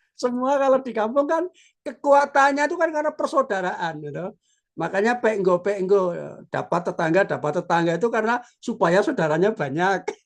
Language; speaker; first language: Indonesian; non-native, local second language; Javanese